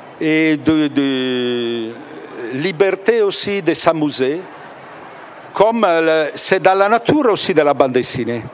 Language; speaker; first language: French; non-native, fluent; Italian